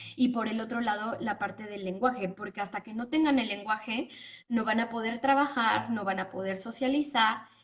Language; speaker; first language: Spanish; native; Spanish